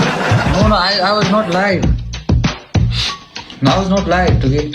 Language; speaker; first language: English; non-native, learner; Nepali